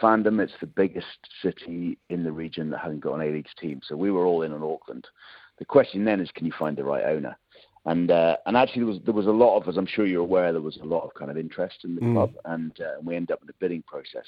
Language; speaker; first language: English; native; English